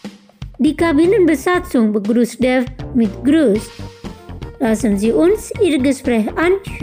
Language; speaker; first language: German; non-native, fluent; Indonesian